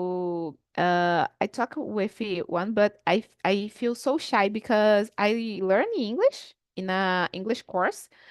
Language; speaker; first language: English; non-native, learner; Portuguese